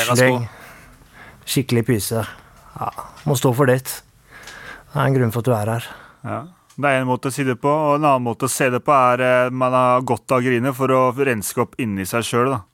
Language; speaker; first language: Norwegian; native; Norwegian